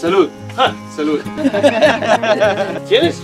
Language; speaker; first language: Spanish; non-native, learner; Serbian